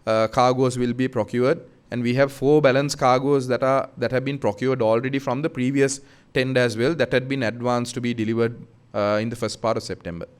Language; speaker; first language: English; non-native, local second language; Sinhala